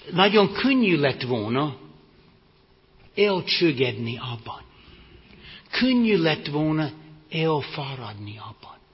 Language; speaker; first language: Hungarian; non-native, fluent; English